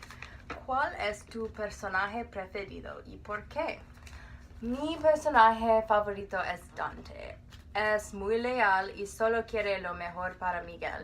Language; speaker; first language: Spanish; non-native, learner; English